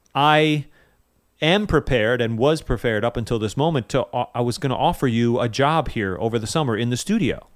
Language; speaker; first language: English; native; English